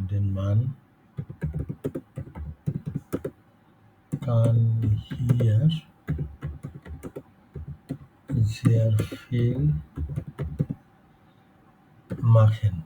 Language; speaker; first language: German; non-native, fluent; Bangla